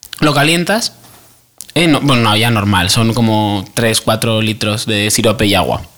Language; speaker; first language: Spanish; native; Spanish